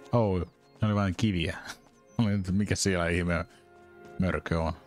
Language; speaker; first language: Finnish; native; Finnish